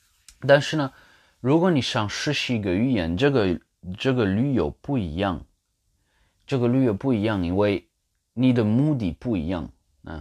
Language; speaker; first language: Chinese; non-native, learner; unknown